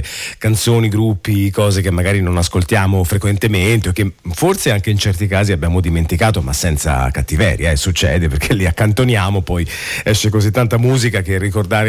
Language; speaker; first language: Italian; native; Italian